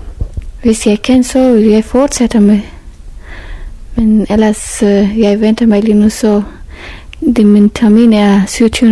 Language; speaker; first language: Danish; non-native, fluent; Persian